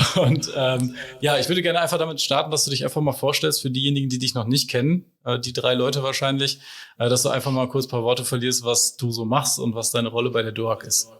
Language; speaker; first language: German; native; German